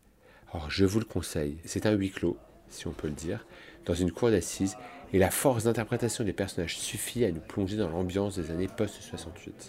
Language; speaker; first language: French; native; French